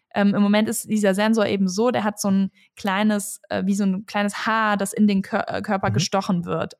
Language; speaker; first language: German; native; German